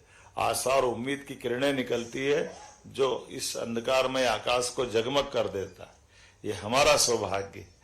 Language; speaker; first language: Hindi; native; Hindi